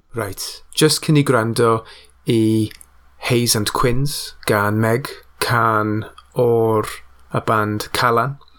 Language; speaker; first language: Welsh; non-native, local second language; English